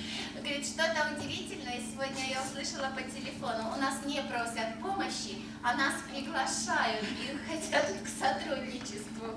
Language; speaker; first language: Russian; native; Russian